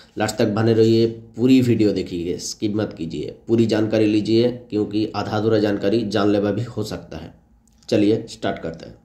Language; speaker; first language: Hindi; native; Hindi